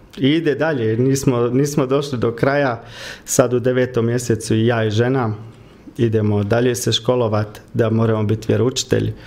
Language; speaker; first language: Croatian; early bilingual, heritage; Croatian